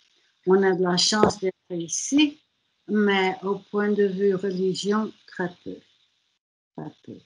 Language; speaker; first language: French; non-native, fluent; German